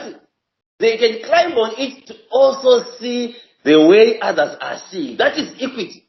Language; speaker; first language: English; non-native, local second language; Shona